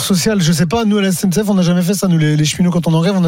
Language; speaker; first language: French; native; French